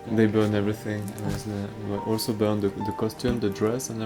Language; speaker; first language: English; non-native, learner; French